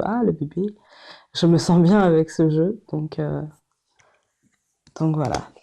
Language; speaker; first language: French; native; French